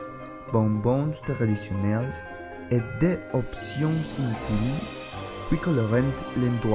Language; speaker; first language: French; non-native, learner; Spanish